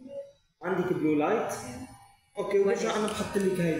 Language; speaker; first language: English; non-native, learner; Arabic